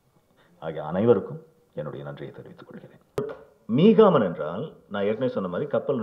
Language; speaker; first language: Tamil; native; Tamil